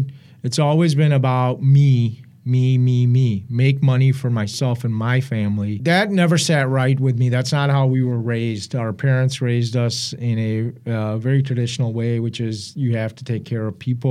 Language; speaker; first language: English; early bilingual, other home language; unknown